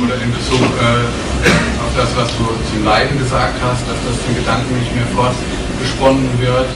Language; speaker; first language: German; native; German